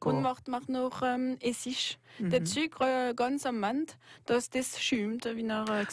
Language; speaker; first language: German; non-native, local second language; French